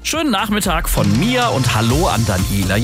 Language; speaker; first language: German; native; German